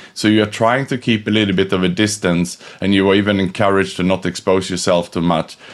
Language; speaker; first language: English; non-native, fluent; Swedish